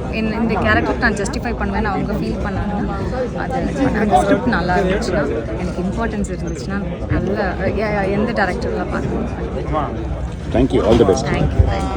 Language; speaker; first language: Tamil; non-native, local second language; Malayalam